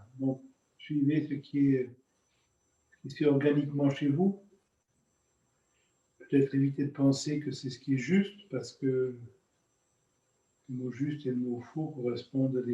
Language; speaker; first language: French; native; French